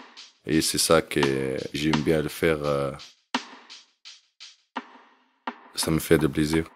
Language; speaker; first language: French; non-native, learner; Arabic